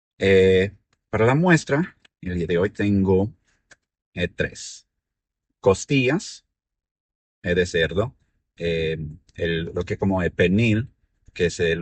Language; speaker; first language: Spanish; early bilingual, heritage; Spanish